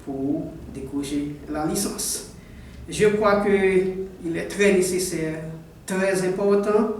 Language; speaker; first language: French; non-native, local second language; Haitian Creole